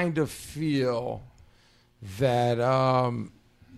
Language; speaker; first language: English; native; English